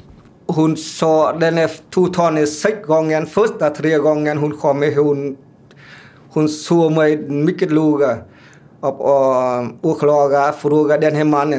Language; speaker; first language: Swedish; non-native, learner; Vietnamese